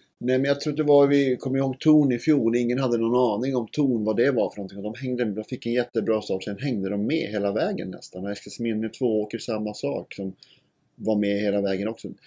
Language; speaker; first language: Swedish; native; Swedish